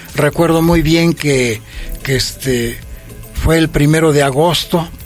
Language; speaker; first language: Spanish; native; Spanish